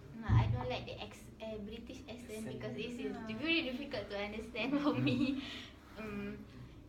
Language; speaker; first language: English; non-native, learner; Malay